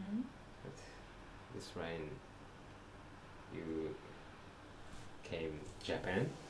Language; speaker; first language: English; non-native, learner; Japanese